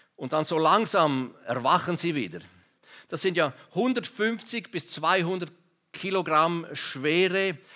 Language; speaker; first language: German; non-native, local second language; Romansh